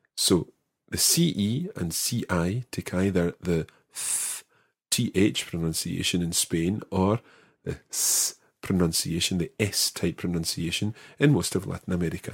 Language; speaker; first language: English; native; English